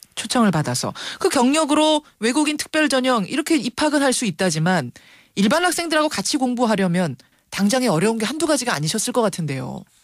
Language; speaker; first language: Korean; native; Korean